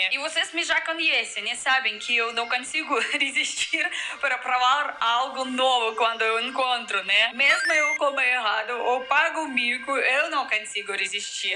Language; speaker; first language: Portuguese; non-native, fluent; Russian